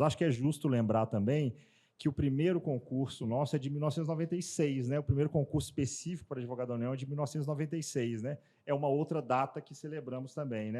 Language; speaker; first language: Portuguese; native; Portuguese